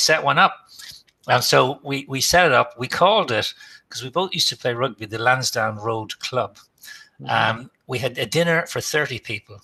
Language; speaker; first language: English; native; English